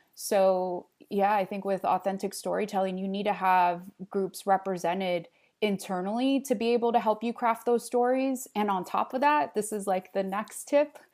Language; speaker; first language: English; early bilingual, other home language; Spanish